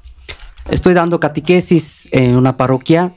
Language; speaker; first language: Spanish; non-native, learner; Bangla